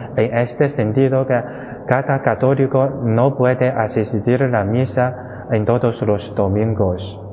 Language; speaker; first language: Spanish; non-native, fluent; Chinese